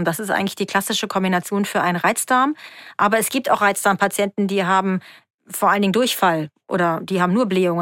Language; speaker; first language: German; native; German